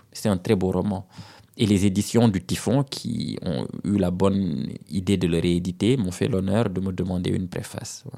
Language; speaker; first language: French; non-native, local second language; Serer